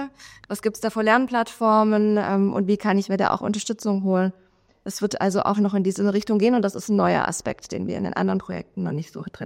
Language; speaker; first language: German; native; German